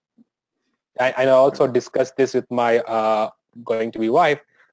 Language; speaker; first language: English; non-native, local second language; Telugu